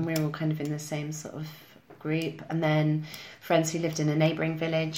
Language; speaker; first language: English; native; English